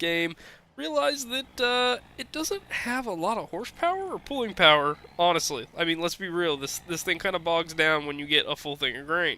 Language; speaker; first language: English; native; English